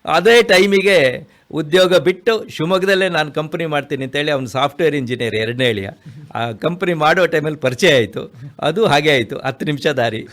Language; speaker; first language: Kannada; native; Kannada